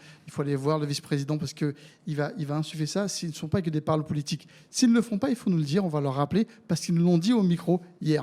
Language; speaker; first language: French; native; French